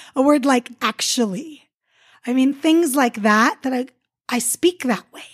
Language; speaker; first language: English; early bilingual, other home language; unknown